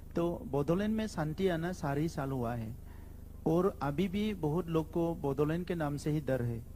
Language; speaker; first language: Hindi; non-native, local second language; Bodo